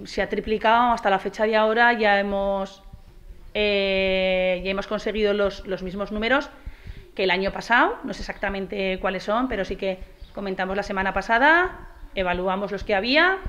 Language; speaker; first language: Spanish; native; Spanish